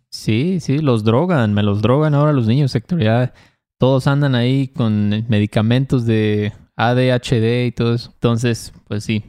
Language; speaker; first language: Spanish; native; Spanish